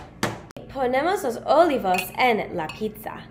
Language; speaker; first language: Spanish; non-native, learner; English